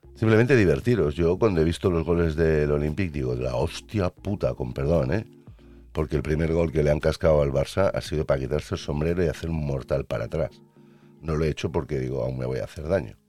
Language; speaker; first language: Spanish; native; Spanish